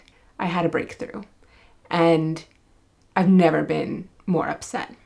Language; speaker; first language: English; native; English